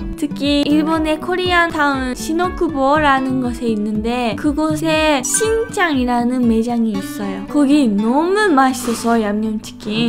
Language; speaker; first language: Korean; non-native, fluent; Japanese